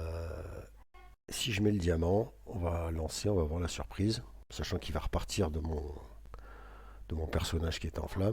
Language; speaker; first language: French; native; French